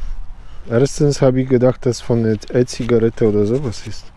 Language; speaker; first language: German; non-native, learner; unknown